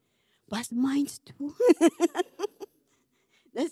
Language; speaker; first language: German; non-native, learner; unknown